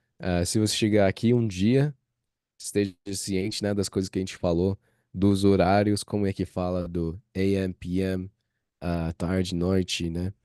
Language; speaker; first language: Portuguese; non-native, fluent; English